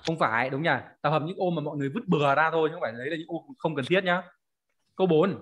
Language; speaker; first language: Vietnamese; native; Vietnamese